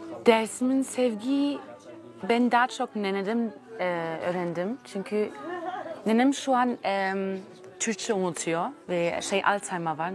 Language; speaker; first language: Turkish; early bilingual, heritage; German